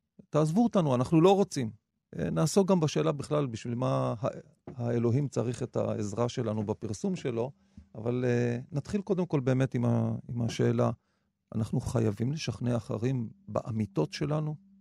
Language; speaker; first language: Hebrew; native; Hebrew